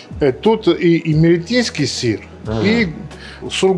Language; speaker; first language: Russian; non-native, learner; Armenian